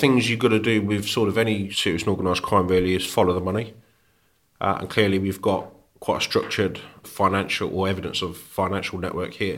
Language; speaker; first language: English; native; English